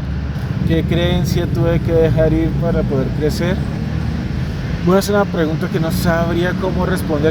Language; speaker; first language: Spanish; native; Spanish